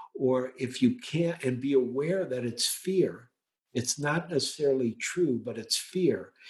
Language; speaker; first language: English; native; English